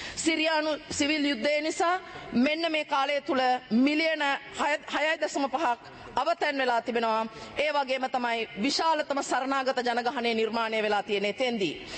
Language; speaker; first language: Sinhala; non-native, local second language; Tamil